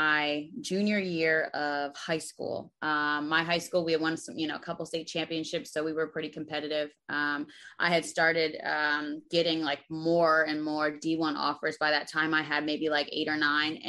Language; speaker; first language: English; native; English